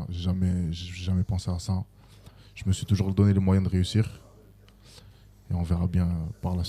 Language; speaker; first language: French; native; French